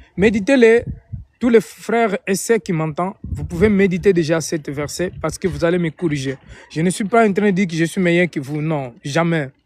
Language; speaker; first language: French; non-native, fluent; Portuguese